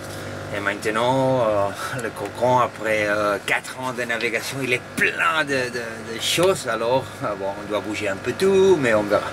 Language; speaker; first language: French; non-native, fluent; Spanish